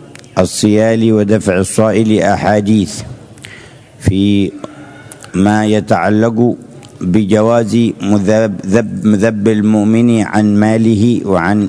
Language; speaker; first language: Arabic; native; Arabic